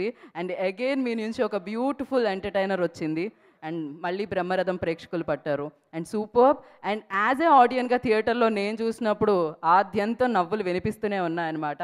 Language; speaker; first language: Telugu; native; Telugu